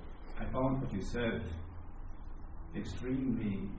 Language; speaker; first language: English; native; English